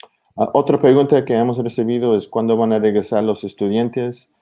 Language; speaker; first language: Spanish; early bilingual, heritage; English